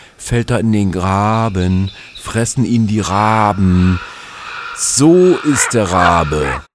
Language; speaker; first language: German; native; German